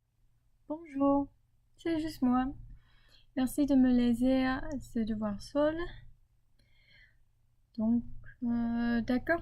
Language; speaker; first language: French; non-native, learner; English